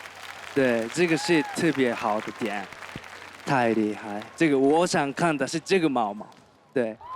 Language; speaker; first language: Chinese; non-native, learner; Japanese